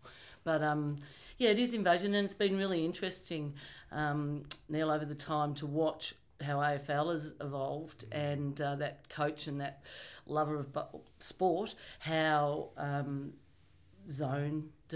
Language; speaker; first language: English; native; English